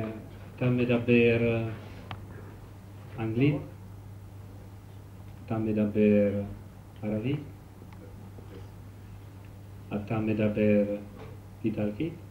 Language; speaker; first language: Hebrew; non-native, learner; Czech